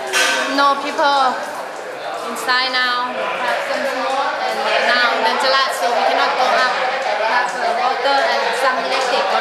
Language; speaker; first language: English; non-native, learner; Thai